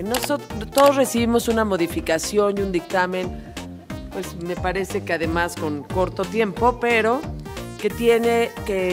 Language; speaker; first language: Spanish; native; Spanish